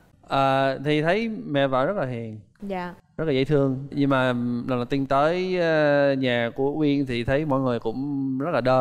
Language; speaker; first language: Vietnamese; non-native, fluent; English